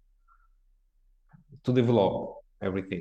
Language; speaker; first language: English; non-native, fluent; Portuguese